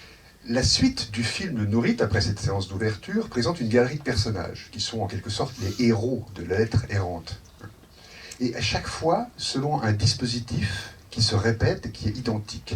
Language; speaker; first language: French; native; French